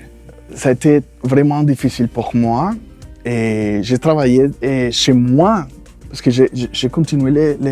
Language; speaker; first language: French; non-native, fluent; Spanish